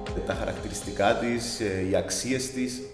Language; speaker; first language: Greek; native; Greek